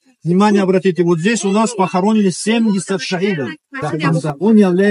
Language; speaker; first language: Russian; non-native, local second language; Tajik